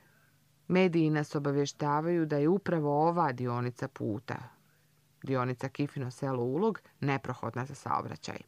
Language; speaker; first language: Croatian; native; Croatian